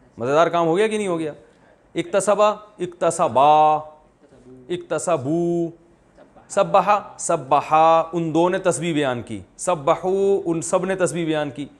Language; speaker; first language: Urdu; native; Urdu